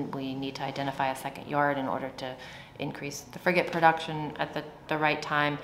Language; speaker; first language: English; native; English